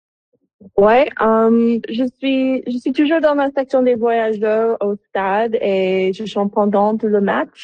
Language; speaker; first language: French; non-native, local second language; English